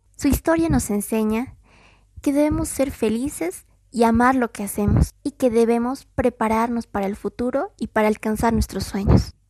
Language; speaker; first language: Spanish; native; Spanish